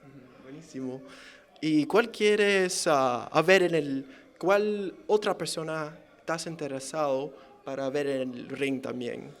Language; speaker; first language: Spanish; early bilingual, heritage; English